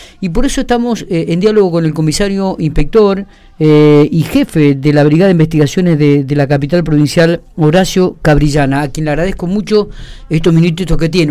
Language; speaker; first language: Spanish; native; Spanish